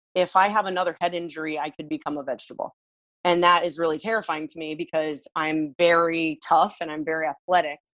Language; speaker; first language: English; native; English